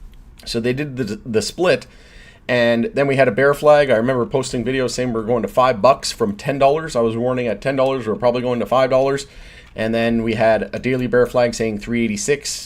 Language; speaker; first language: English; native; English